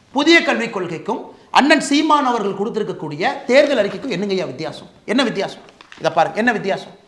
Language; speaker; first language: Tamil; native; Tamil